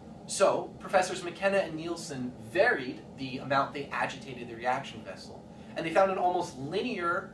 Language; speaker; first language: English; native; English